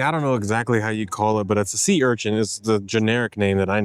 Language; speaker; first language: English; native; English